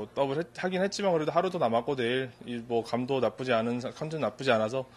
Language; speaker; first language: Korean; native; Korean